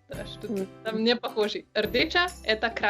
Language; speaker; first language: Russian; non-native, learner; Slovenian